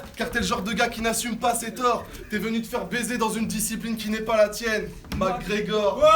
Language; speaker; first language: French; native; French